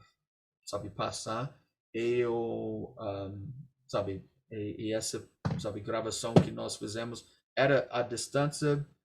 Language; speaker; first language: Portuguese; non-native, fluent; English